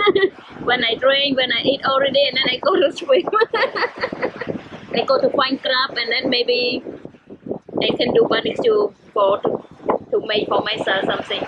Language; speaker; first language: English; non-native, learner; Khmer